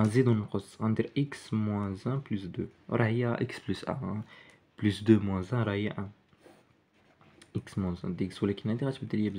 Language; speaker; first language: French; non-native, local second language; Arabic